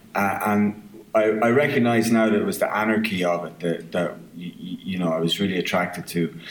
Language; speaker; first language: English; native; English